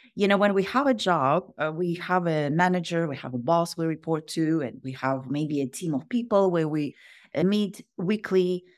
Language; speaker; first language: English; non-native, fluent; Russian